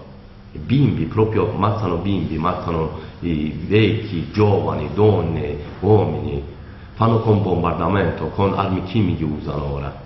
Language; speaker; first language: Italian; non-native, learner; Kurdish